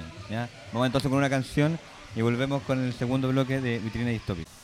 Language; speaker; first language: Spanish; native; Spanish